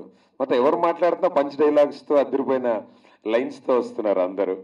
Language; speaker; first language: Telugu; native; Telugu